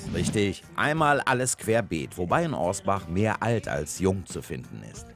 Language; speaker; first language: German; native; German